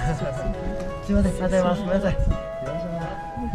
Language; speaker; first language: English; non-native, learner; Japanese